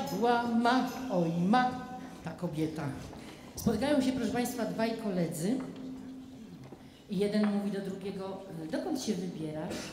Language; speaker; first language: Polish; native; Polish